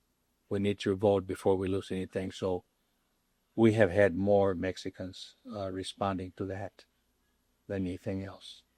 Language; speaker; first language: English; non-native, local second language; Spanish